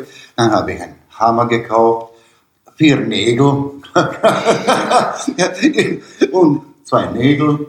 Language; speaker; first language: German; non-native, learner; Bosnian